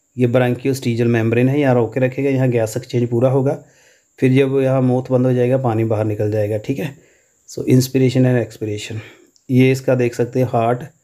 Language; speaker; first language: Urdu; non-native, local second language; Punjabi